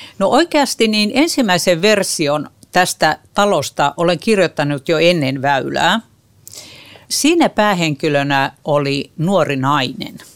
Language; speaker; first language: Finnish; native; Finnish